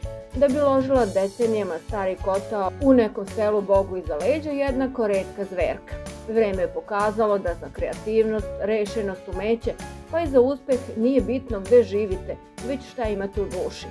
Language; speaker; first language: Serbian; native; Serbian